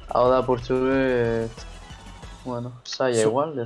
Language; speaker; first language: Basque; non-native, local second language; Spanish